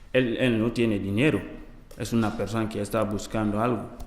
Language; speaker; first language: Spanish; non-native, learner; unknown